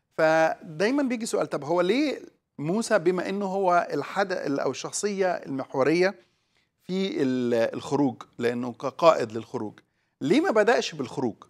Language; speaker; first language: Arabic; native; Arabic